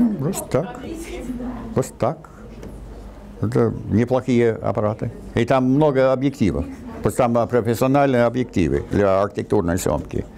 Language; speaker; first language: Russian; non-native, fluent; English